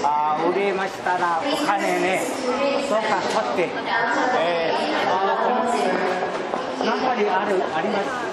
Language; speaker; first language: Japanese; non-native, learner; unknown